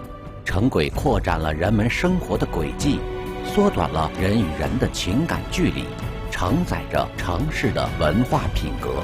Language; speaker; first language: Chinese; native; Chinese